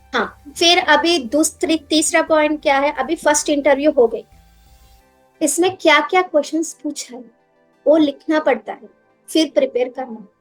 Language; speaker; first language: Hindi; non-native, local second language; Telugu